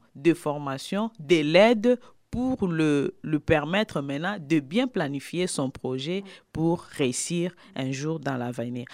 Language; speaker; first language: French; non-native, local second language; Lingala